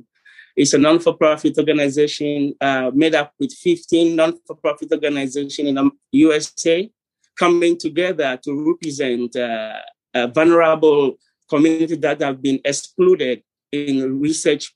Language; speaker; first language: English; non-native, local second language; Ewe